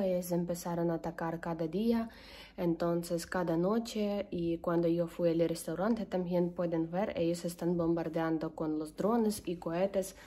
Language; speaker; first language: Spanish; non-native, learner; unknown